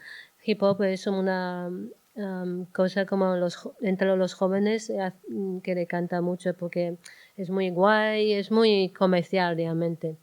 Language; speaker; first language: Spanish; non-native, learner; Chinese